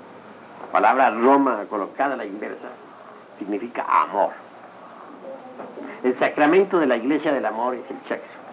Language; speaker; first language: Spanish; native; Spanish